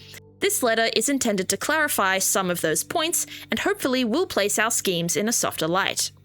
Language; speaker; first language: English; native; English